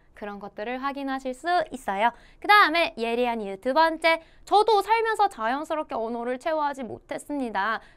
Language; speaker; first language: Korean; native; Korean